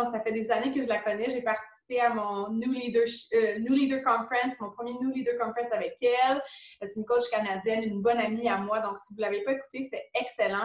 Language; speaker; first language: French; native; French